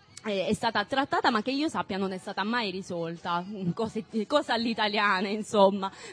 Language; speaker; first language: Italian; native; Italian